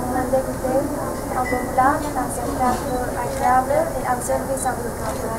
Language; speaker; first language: French; non-native, learner; Spanish